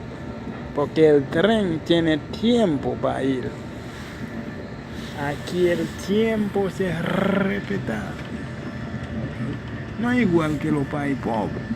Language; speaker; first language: Spanish; non-native, fluent; Haitian Creole